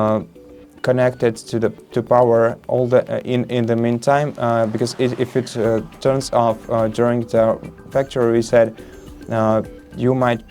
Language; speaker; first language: English; non-native, fluent; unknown